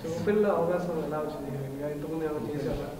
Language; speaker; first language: Telugu; native; Telugu